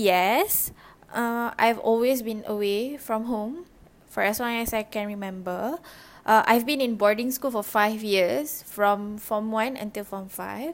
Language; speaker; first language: English; non-native, local second language; Malay